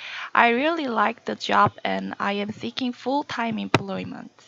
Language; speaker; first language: English; non-native, learner; Korean